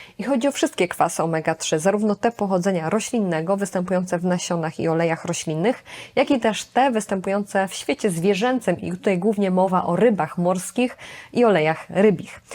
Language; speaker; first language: Polish; native; Polish